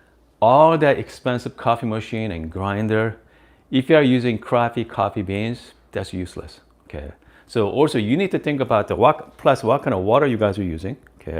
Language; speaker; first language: English; non-native, fluent; Korean